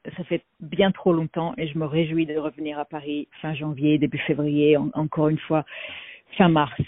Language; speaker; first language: English; non-native, fluent; French